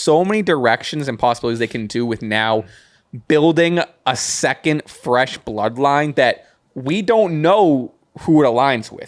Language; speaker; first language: English; native; English